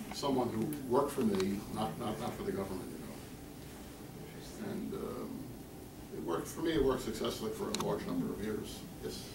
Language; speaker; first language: English; native; English